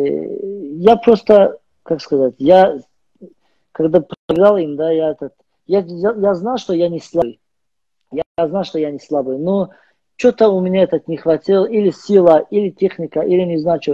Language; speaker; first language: Russian; non-native, learner; Azerbaijani